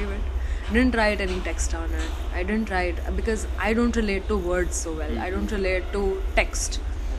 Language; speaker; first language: English; non-native, local second language; Gujarati